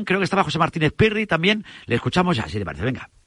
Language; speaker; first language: Spanish; native; Spanish